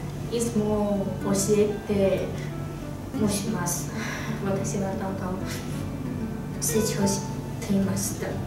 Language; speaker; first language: Japanese; non-native, learner; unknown